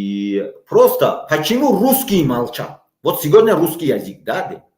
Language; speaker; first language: Russian; non-native, local second language; Tajik